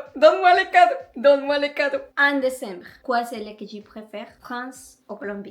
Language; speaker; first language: French; non-native, learner; Spanish